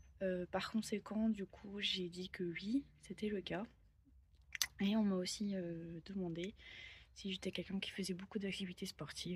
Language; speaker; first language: French; native; French